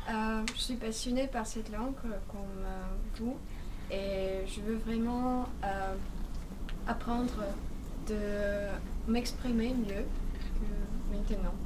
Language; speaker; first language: French; non-native, fluent; Russian